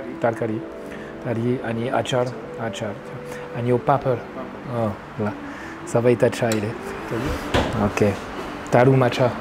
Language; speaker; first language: Nepali; non-native, learner; French